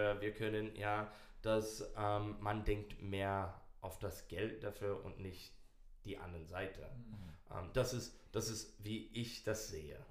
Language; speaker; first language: German; non-native, learner; English